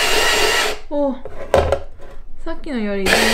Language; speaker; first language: Japanese; non-native, fluent; Chinese